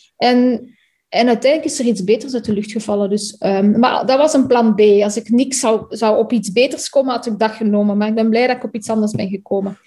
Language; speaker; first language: Dutch; native; Dutch